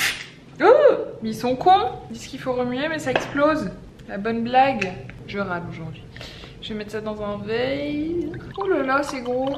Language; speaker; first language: French; native; French